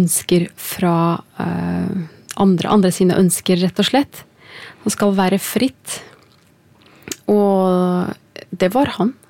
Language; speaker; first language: Norwegian; non-native, fluent; Azerbaijani